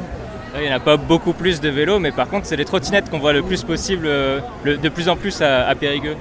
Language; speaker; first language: French; native; French